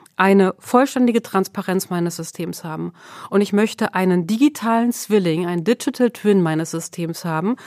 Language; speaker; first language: German; early bilingual, other home language; Swedish